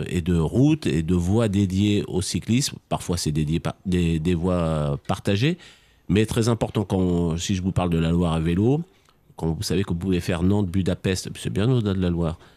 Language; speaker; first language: French; native; French